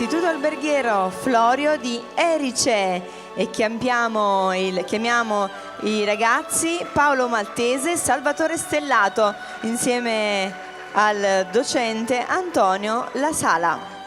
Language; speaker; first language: Italian; native; Italian